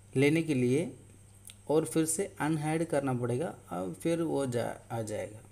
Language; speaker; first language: Hindi; non-native, local second language; Tamil